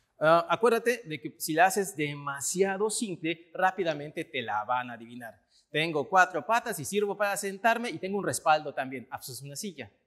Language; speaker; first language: Spanish; native; Spanish